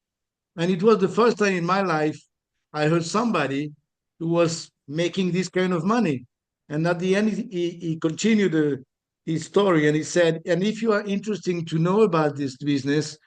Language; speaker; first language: English; non-native, fluent; French